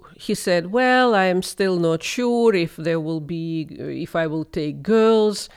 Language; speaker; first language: English; non-native, fluent; Russian